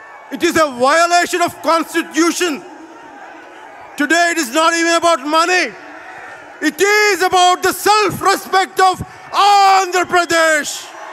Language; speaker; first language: English; non-native, local second language; Telugu